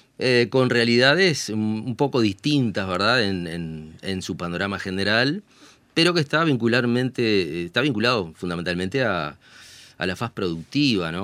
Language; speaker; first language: Spanish; native; Spanish